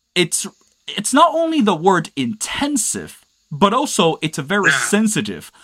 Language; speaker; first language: English; non-native, fluent; Chinese